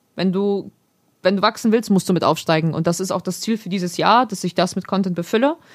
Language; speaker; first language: German; early bilingual, other home language; Polish